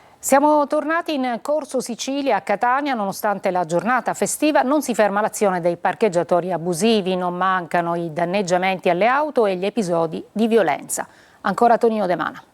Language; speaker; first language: Italian; native; Italian